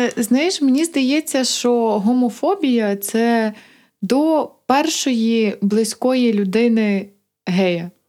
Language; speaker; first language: Ukrainian; native; Ukrainian